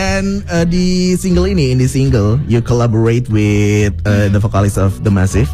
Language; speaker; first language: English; non-native, fluent; Indonesian